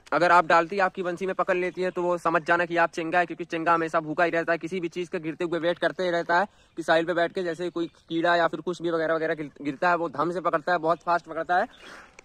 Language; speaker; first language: Hindi; native; Hindi